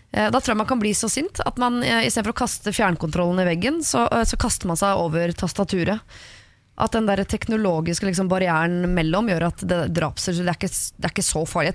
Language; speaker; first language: Norwegian; native; Norwegian